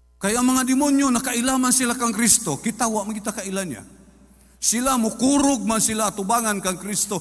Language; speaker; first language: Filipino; non-native, local second language; Cebuano